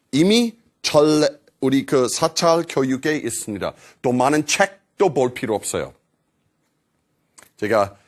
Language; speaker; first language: Korean; non-native, fluent; English